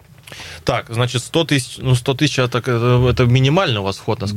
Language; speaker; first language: Russian; native; Russian